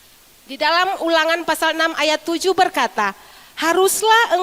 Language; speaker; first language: Indonesian; native; Indonesian